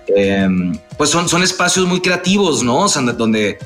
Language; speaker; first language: Spanish; native; Spanish